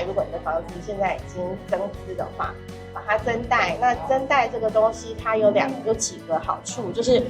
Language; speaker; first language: Chinese; native; Chinese